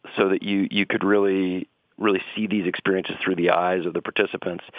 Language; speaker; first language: English; native; English